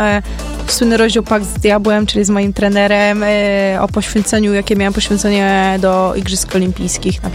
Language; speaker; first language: Polish; native; Polish